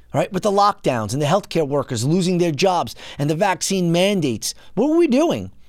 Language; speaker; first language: English; native; English